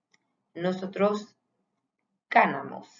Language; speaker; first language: Spanish; non-native, fluent; Hindi